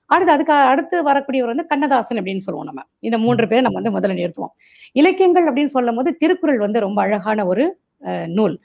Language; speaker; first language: Tamil; non-native, local second language; Marathi